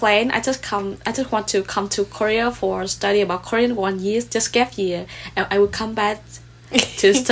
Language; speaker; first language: English; non-native, learner; Vietnamese